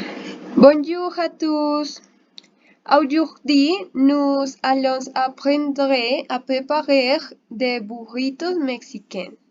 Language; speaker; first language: French; non-native, learner; Spanish